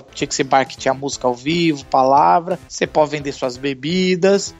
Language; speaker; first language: Portuguese; native; Portuguese